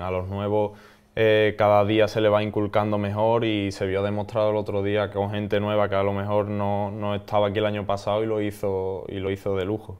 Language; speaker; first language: Spanish; native; Spanish